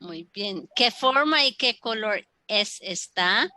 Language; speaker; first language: Spanish; non-native, fluent; Filipino